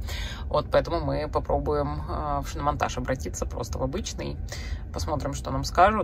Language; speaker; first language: Russian; native; Russian